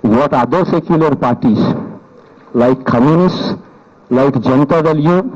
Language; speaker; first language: English; non-native, local second language; Telugu